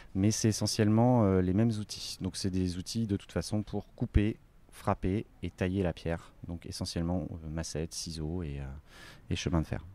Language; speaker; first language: French; native; French